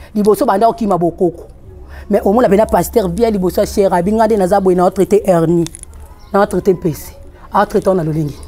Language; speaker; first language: Lingala; non-native, local second language; Kongo